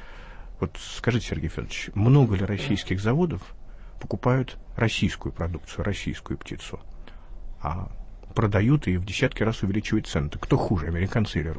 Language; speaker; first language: Russian; native; Russian